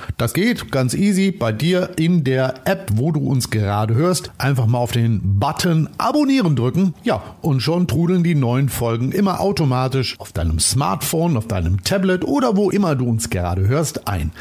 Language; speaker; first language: German; native; German